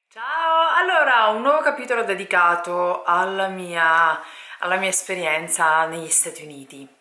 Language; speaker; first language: Italian; native; Italian